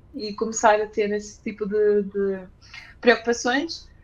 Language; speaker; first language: Portuguese; early bilingual, other home language; Ukrainian